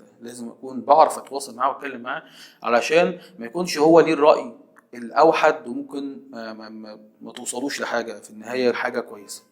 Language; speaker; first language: Arabic; native; Arabic